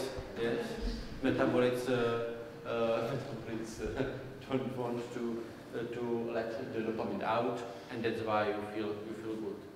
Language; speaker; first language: English; non-native, learner; Czech